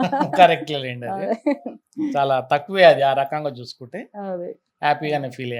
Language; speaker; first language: Telugu; native; Telugu